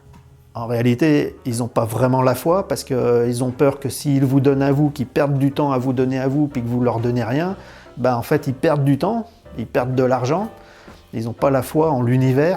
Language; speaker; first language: French; native; French